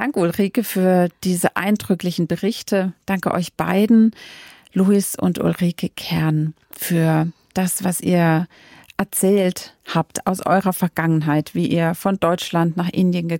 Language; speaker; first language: German; native; German